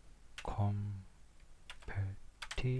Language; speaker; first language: Japanese; native; Japanese